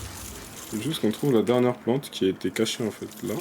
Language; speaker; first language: French; native; French